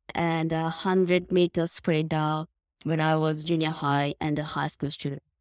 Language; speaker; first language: English; non-native, learner; Japanese